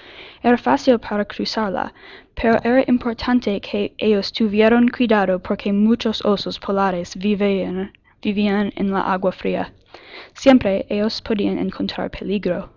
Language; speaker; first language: Spanish; non-native, learner; English